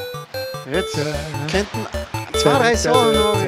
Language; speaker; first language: German; native; German